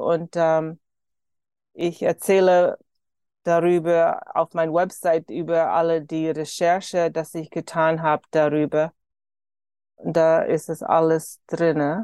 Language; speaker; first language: German; early bilingual, heritage; German